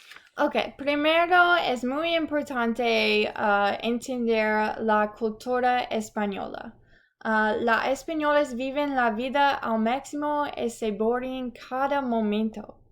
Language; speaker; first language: Spanish; non-native, learner; English